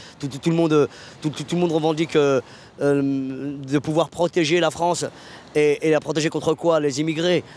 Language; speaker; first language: French; early bilingual, other home language; Arabic